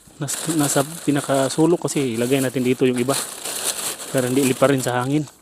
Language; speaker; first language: Filipino; native; Filipino